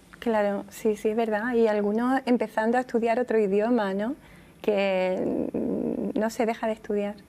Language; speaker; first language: Spanish; native; Spanish